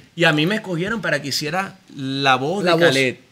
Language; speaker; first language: Spanish; native; Spanish